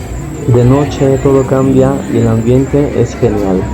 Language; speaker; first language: Spanish; native; Spanish